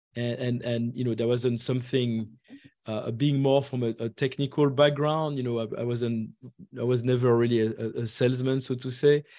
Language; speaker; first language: English; non-native, fluent; French